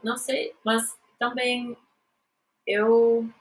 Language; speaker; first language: Portuguese; non-native, fluent; English